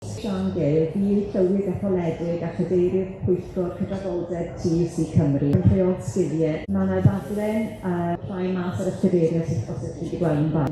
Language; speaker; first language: Welsh; native; Welsh